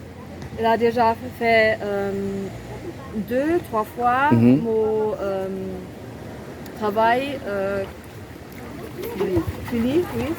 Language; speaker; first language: French; non-native, learner; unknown